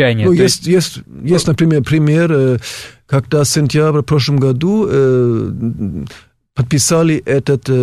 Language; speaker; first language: Russian; non-native, fluent; German